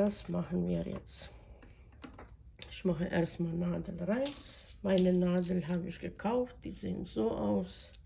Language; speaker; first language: German; non-native, fluent; Croatian